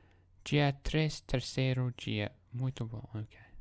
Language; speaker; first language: Portuguese; non-native, learner; English